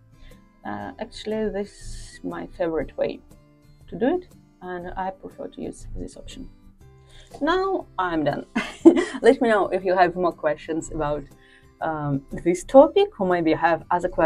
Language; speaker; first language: English; non-native, fluent; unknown